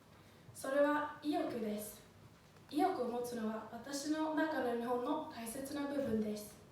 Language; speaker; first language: Japanese; non-native, fluent; Swedish